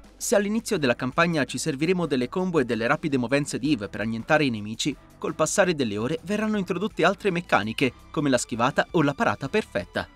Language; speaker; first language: Italian; native; Italian